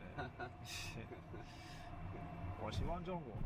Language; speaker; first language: Chinese; non-native, learner; English